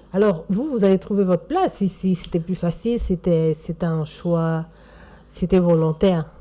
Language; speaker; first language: French; non-native, local second language; Bambara